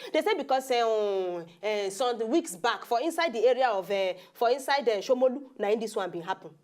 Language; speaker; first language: Nigerian Pidgin; native; Nigerian Pidgin